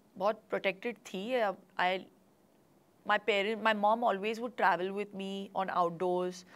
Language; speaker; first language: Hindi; non-native, local second language; Tulu